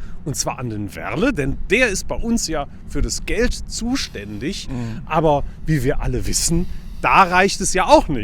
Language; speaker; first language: German; native; German